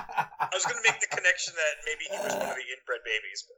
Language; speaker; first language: English; native; English